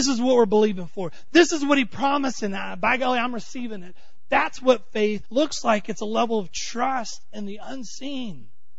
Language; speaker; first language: English; native; English